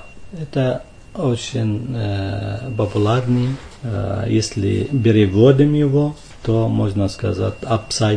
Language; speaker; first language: Russian; non-native, fluent; Arabic